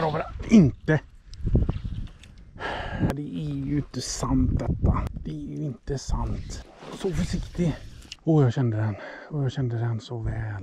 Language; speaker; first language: Swedish; native; Swedish